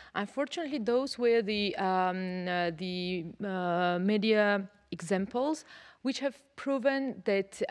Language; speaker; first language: English; non-native, fluent; Georgian